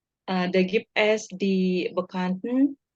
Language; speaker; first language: German; non-native, learner; Indonesian